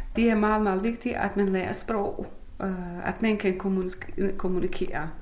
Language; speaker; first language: Danish; non-native, fluent; Bosnian